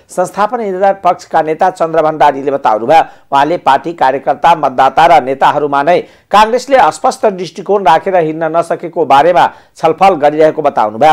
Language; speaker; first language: Nepali; non-native, local second language; Maithili